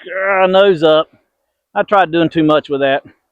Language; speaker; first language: English; native; English